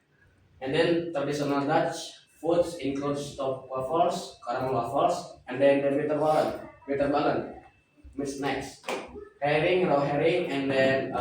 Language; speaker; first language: English; non-native, learner; Indonesian